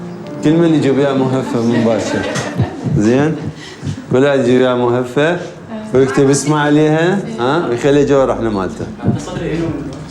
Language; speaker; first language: Arabic; native; Arabic